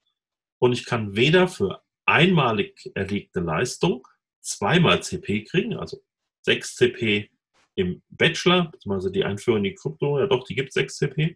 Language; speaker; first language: German; native; German